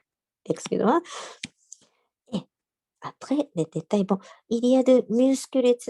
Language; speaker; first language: French; non-native, learner; Japanese